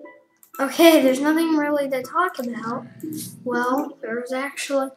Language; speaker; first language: English; native; English